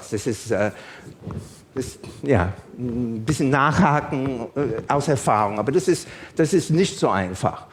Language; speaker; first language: German; non-native, fluent; English